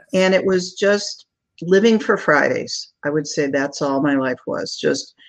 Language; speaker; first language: English; native; English